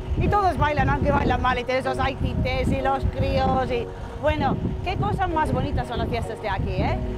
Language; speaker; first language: Spanish; non-native, fluent; English